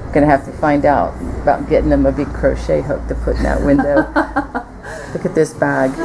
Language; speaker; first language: English; native; English